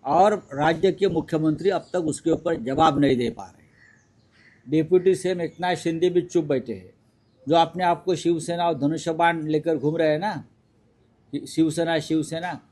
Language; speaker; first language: Hindi; non-native, local second language; Marathi